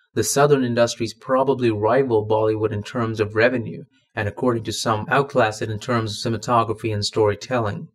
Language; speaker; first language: English; non-native, local second language; Malayalam